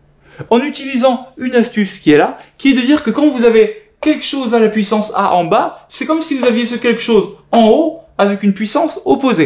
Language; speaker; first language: French; native; French